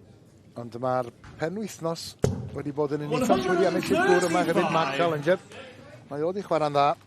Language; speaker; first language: Welsh; native; Welsh